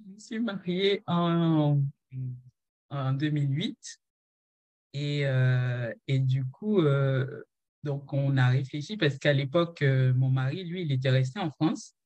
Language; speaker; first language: French; non-native, local second language; Haitian Creole